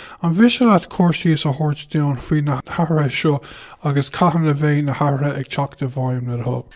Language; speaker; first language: Irish; non-native, local second language; English